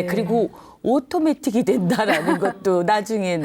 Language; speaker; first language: Korean; native; Korean